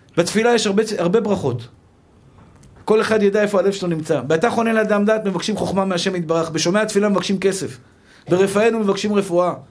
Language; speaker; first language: Hebrew; native; Hebrew